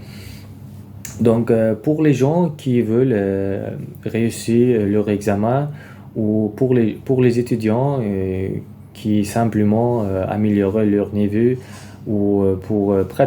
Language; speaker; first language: French; non-native, fluent; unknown